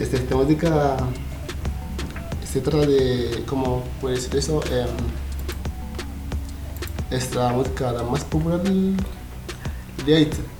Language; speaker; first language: Spanish; non-native, learner; Haitian Creole